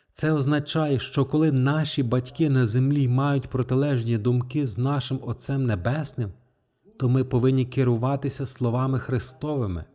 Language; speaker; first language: Ukrainian; non-native, fluent; French